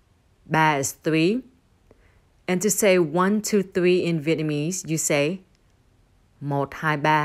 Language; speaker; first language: English; non-native, fluent; Vietnamese